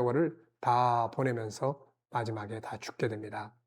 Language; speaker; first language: Korean; native; Korean